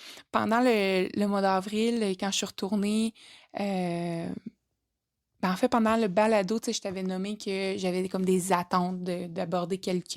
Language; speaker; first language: French; native; French